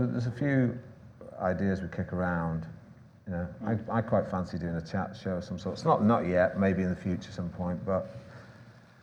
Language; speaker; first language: English; native; English